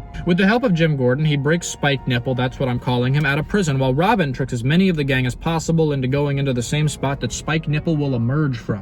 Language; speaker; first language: English; native; English